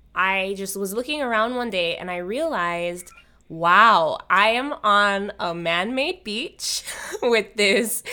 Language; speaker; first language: English; native; English